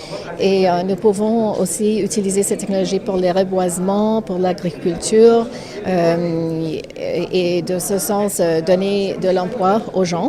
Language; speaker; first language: French; non-native, fluent; English